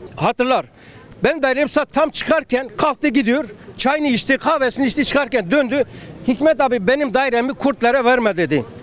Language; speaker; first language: Turkish; non-native, local second language; Kurdish